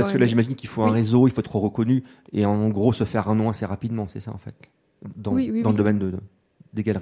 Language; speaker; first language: French; native; French